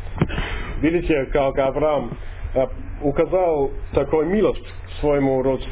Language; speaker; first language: Russian; non-native, fluent; English